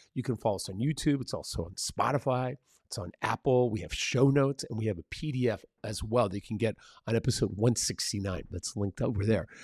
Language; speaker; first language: English; early bilingual, other home language; Spanish